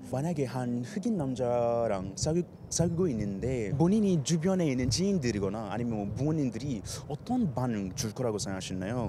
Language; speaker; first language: Korean; non-native, fluent; English